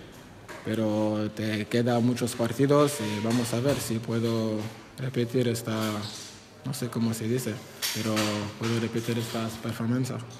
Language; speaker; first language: Spanish; non-native, fluent; French